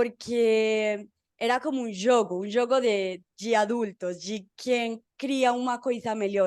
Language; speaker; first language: Portuguese; non-native, fluent; Spanish